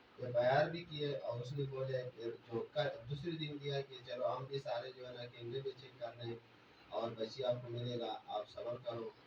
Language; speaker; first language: Urdu; non-native, local second language; Pashto